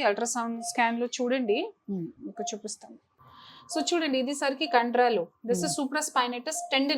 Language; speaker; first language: Telugu; non-native, local second language; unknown